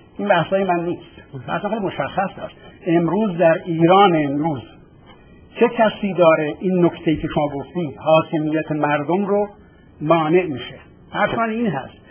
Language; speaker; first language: Persian; native; Persian